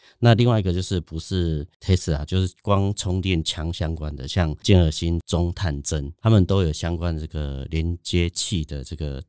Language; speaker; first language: Chinese; native; Chinese